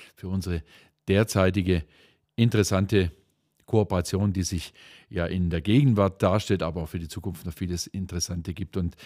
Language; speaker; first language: German; native; German